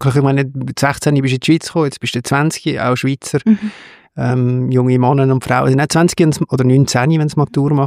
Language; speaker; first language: German; native; German